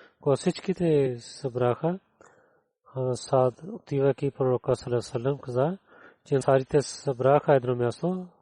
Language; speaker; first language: Bulgarian; non-native, learner; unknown